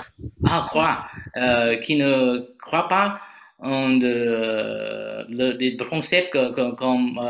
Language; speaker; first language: French; non-native, learner; Vietnamese